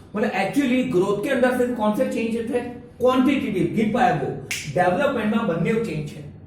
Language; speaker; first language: Hindi; non-native, local second language; Gujarati